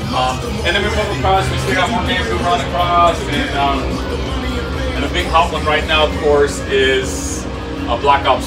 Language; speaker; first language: English; native; English